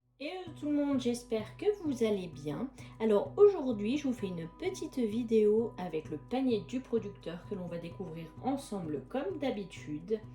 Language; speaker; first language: French; native; French